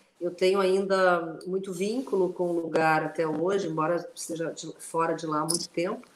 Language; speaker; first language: Portuguese; non-native, local second language; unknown